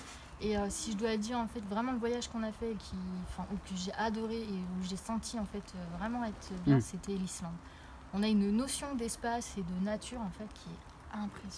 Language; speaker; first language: French; native; French